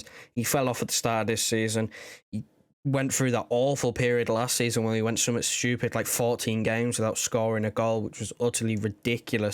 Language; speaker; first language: English; native; English